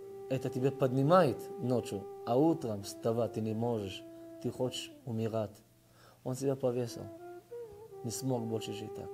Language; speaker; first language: Russian; early bilingual, heritage; Russian